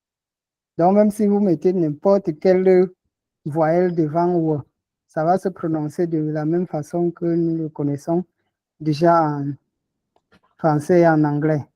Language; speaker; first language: French; non-native, local second language; Ghomala